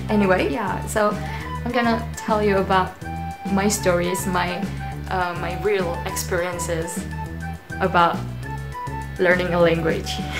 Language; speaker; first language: English; non-native, fluent; Indonesian